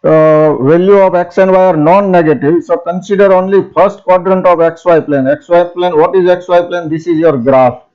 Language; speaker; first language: English; non-native, local second language; Gujarati